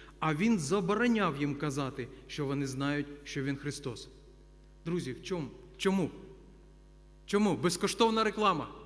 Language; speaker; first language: Ukrainian; non-native, local second language; Russian